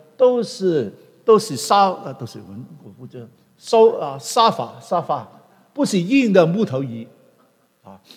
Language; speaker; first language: Chinese; non-native, local second language; Cantonese